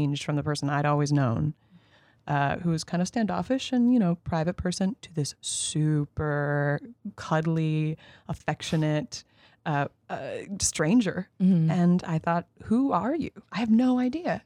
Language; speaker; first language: English; native; English